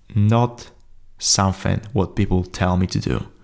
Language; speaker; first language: English; non-native, fluent; Polish